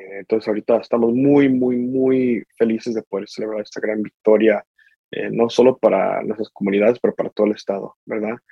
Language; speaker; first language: Spanish; early bilingual, heritage; Spanish